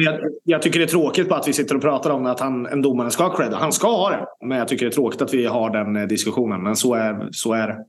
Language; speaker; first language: Swedish; native; Swedish